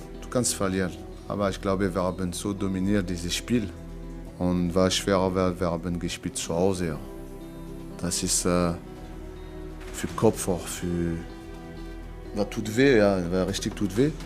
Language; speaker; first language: German; non-native, learner; French